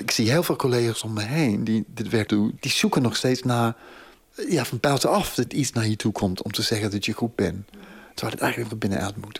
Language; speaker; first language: Dutch; non-native, fluent; English